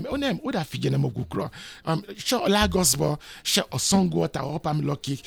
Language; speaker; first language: Hungarian; non-native, fluent; Yoruba